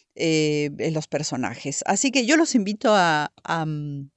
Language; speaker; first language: Spanish; native; Spanish